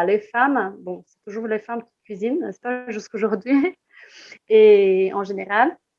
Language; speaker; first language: French; non-native, fluent; Portuguese